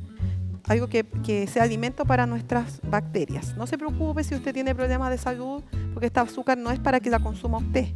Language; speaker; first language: Spanish; native; Spanish